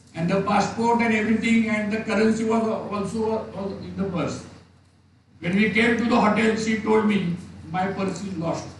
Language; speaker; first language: English; non-native, local second language; Marathi